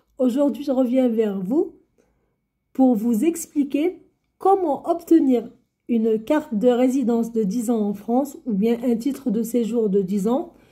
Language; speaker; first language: French; non-native, local second language; Arabic